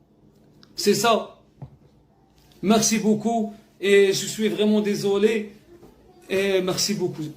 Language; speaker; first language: French; non-native, learner; Arabic